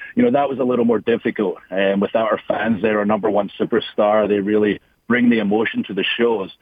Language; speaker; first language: English; native; English